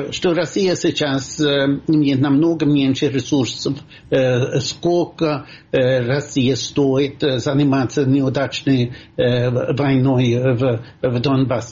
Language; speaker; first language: Russian; non-native, fluent; Swedish